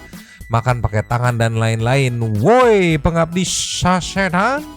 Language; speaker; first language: Indonesian; native; Indonesian